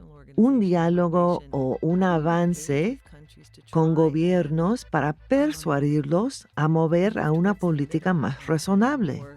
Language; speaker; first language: Spanish; non-native, fluent; English